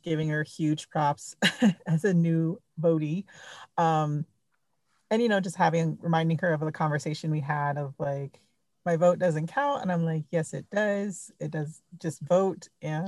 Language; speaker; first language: English; early bilingual, other home language; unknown